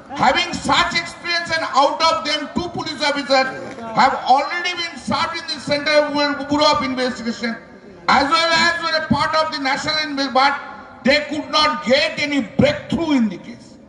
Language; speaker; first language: English; non-native, local second language; Bangla